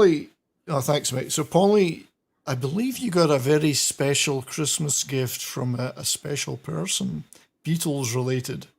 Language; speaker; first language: English; native; English